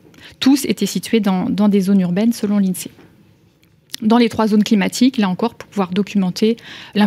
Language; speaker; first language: French; native; French